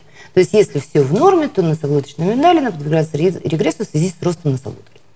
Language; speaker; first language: Russian; native; Russian